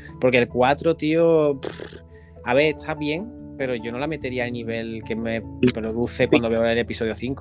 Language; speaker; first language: Spanish; native; Spanish